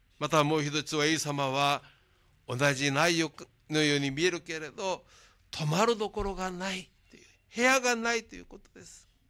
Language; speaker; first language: Japanese; non-native, fluent; Korean